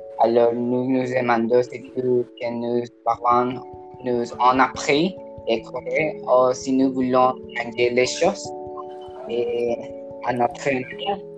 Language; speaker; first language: French; non-native, learner; Spanish